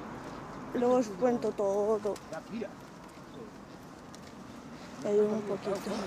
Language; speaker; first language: Spanish; native; Spanish